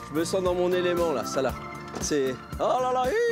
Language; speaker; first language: French; native; French